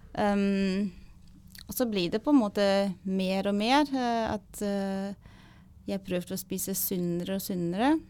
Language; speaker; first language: Norwegian; non-native, fluent; German